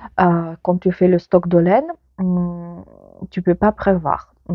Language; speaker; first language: French; non-native, fluent; Ukrainian